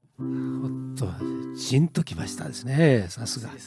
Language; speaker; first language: Japanese; native; Japanese